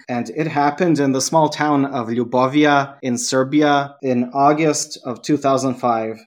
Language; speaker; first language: English; non-native, fluent; Serbian